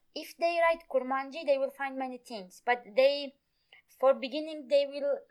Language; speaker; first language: English; non-native, fluent; Kurdish